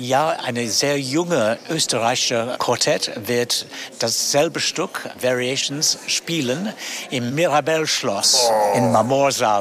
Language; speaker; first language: German; non-native, fluent; English